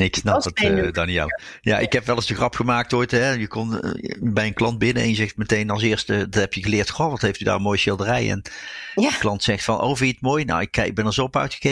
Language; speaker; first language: Dutch; native; Dutch